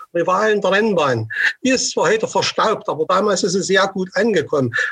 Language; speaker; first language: German; native; German